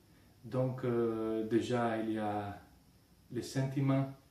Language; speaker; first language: French; non-native, fluent; Italian